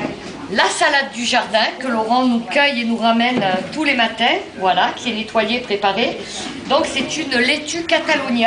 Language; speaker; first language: French; native; French